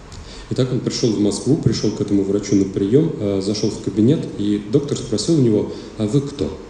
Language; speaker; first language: Russian; native; Russian